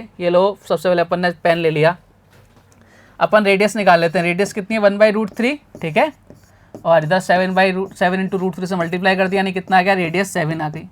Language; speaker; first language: Hindi; native; Hindi